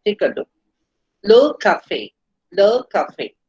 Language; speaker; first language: French; non-native, fluent; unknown